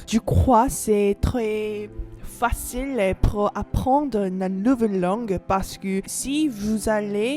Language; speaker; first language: French; non-native, learner; Korean